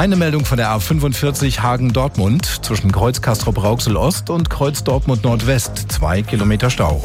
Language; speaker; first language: German; native; German